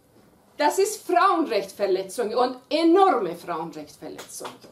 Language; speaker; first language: German; non-native, fluent; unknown